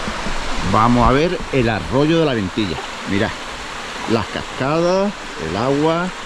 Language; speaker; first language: Spanish; native; Spanish